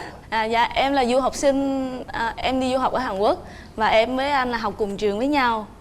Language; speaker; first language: Vietnamese; native; Vietnamese